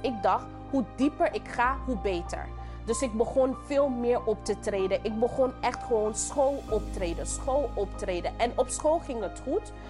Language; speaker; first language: Dutch; non-native, local second language; English